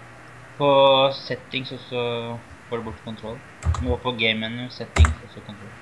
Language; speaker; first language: Norwegian; native; Norwegian